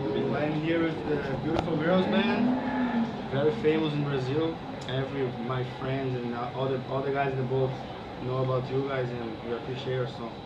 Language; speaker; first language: English; non-native, learner; Portuguese